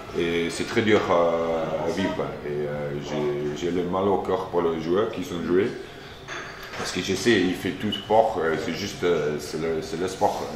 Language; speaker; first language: French; non-native, fluent; Afrikaans